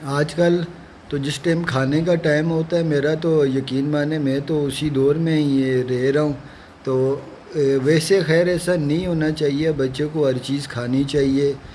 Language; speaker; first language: Urdu; non-native, local second language; Punjabi